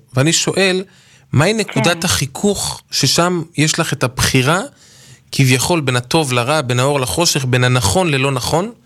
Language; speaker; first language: Hebrew; native; Hebrew